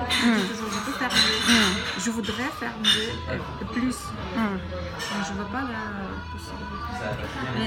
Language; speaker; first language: French; non-native, fluent; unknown